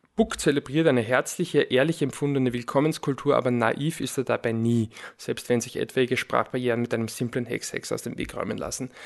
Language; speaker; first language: German; native; German